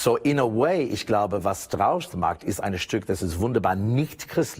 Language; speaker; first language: German; non-native, fluent; English